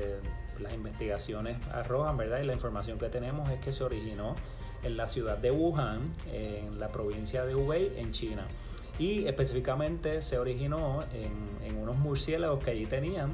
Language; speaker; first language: Spanish; native; Spanish